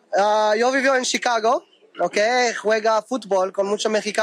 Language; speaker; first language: Spanish; non-native, learner; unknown